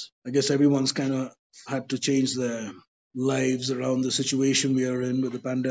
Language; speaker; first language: English; non-native, local second language; Badaga